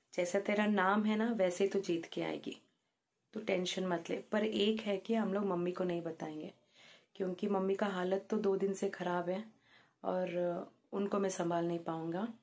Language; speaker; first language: Hindi; non-native, local second language; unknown